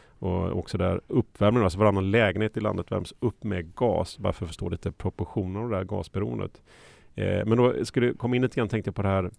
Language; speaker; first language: Swedish; native; Swedish